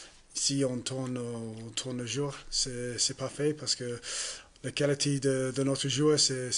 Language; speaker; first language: French; non-native, learner; English